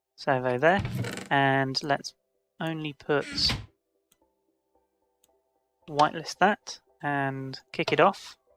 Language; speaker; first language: English; native; English